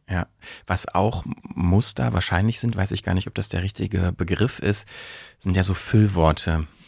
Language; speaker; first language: German; native; German